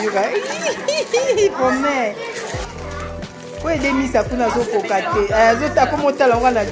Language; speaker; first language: Dutch; early bilingual, other home language; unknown